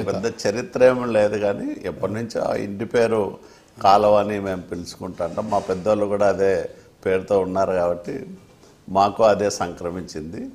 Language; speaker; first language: Telugu; native; Telugu